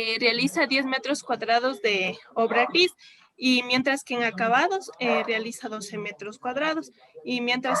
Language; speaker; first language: Spanish; native; Spanish